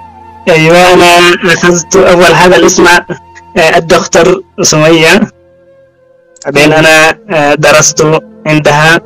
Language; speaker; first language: Arabic; non-native, learner; Oromo